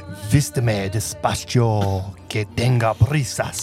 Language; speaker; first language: Spanish; non-native, learner; English